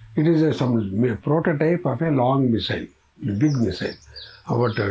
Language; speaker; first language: English; non-native, local second language; Kannada